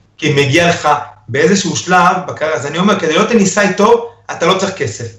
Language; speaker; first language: Hebrew; early bilingual, other home language; Spanish